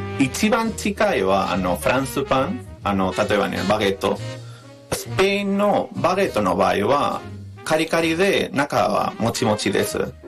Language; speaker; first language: Japanese; non-native, fluent; Spanish